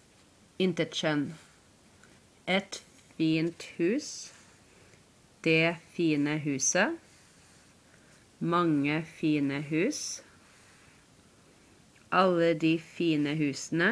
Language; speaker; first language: Norwegian; non-native, learner; English